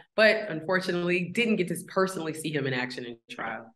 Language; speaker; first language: English; native; English